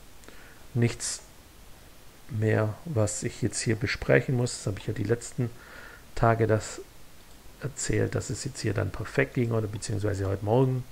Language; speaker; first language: German; native; German